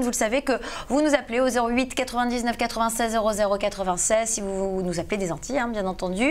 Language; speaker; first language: French; native; French